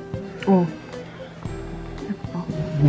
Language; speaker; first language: Korean; early bilingual, heritage; English